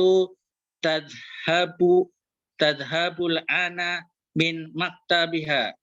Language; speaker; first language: Arabic; non-native, learner; Indonesian